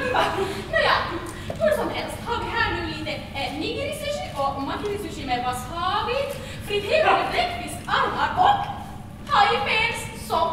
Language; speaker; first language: Swedish; native; Swedish